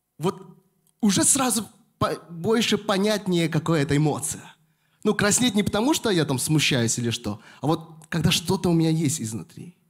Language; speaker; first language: Russian; non-native, fluent; Korean